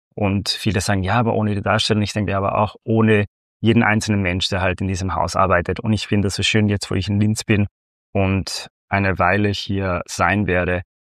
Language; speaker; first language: German; non-native, fluent; Spanish